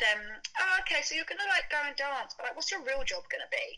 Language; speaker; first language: English; native; English